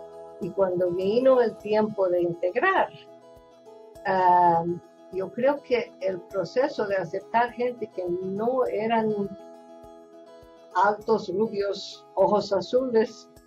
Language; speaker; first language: Spanish; non-native, fluent; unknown